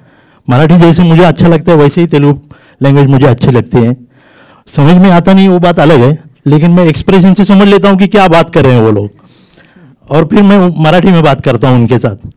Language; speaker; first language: Hindi; non-native, local second language; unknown